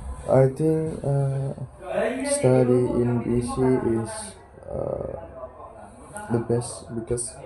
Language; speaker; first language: English; non-native, learner; Indonesian